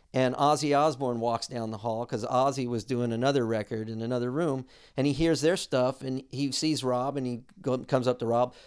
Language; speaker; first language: English; native; English